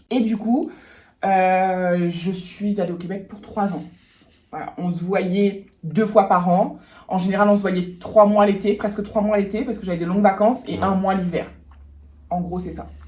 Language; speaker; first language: French; native; French